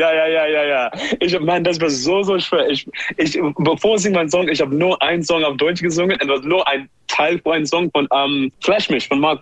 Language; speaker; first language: German; non-native, learner; English